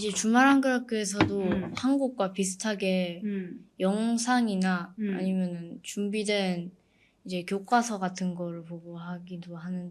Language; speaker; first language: Korean; early bilingual, heritage; Korean